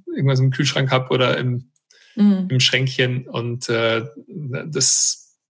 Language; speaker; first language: German; native; German